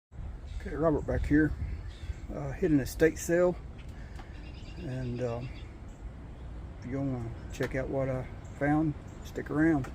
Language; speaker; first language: English; native; English